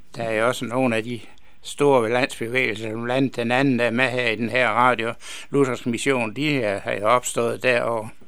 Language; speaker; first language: Danish; native; Danish